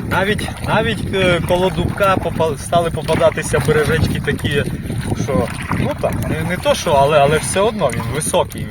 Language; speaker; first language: Ukrainian; native; Ukrainian